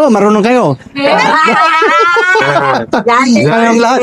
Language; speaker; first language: Filipino; non-native, learner; English